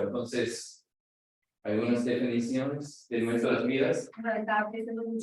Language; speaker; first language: Spanish; non-native, fluent; English